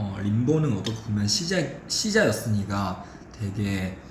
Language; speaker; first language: Korean; non-native, fluent; Chinese